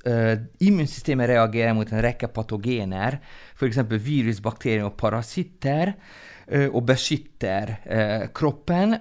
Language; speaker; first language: Norwegian; non-native, fluent; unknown